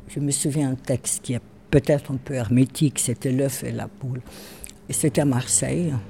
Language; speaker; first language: French; non-native, fluent; Portuguese